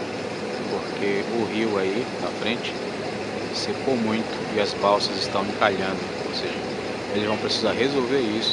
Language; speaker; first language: Portuguese; native; Portuguese